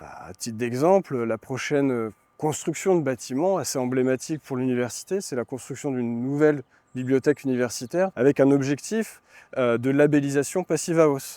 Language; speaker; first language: French; native; French